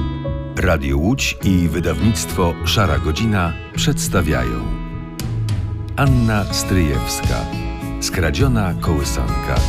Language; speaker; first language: Polish; native; Polish